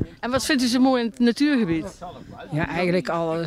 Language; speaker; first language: Dutch; native; Dutch